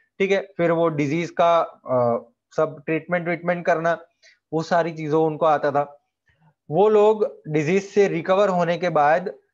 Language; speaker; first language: Hindi; non-native, local second language; Gujarati